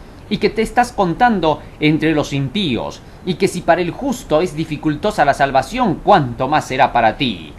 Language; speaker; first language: Spanish; native; Spanish